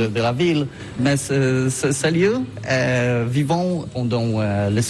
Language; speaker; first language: French; non-native, learner; Polish